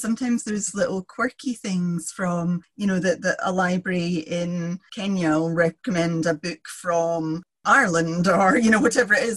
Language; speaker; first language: English; native; English